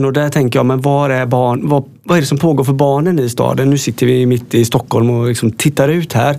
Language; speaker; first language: Swedish; native; Swedish